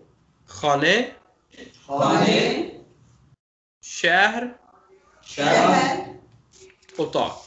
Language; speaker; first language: Persian; non-native, fluent; Urdu